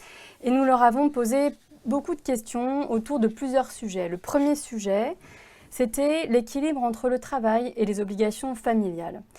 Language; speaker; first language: French; native; French